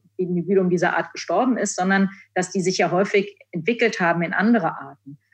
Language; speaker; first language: German; native; German